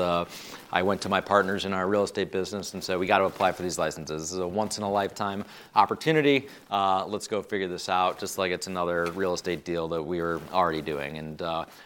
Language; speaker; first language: English; native; English